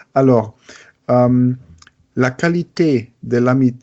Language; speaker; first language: French; non-native, learner; German